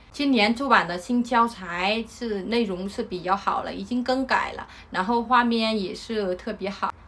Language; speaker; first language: Chinese; non-native, fluent; Vietnamese